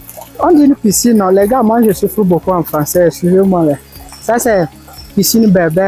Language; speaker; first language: French; non-native, fluent; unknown